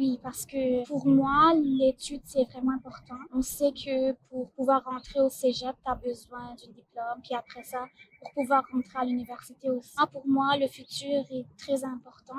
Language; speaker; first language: French; non-native, fluent; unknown